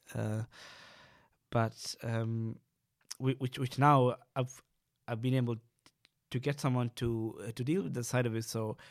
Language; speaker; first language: English; non-native, local second language; Sinhala